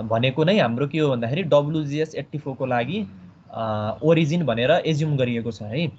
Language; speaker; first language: Nepali; native; Nepali